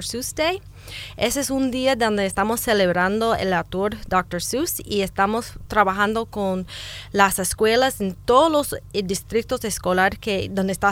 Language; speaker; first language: Spanish; non-native, fluent; English